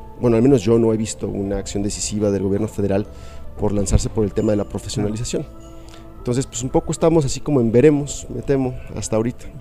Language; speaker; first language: Spanish; native; Spanish